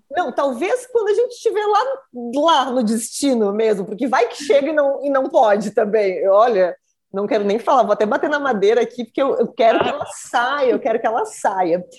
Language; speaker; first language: Portuguese; native; Portuguese